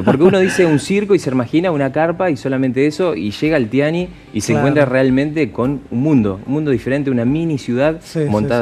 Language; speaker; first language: Spanish; native; Spanish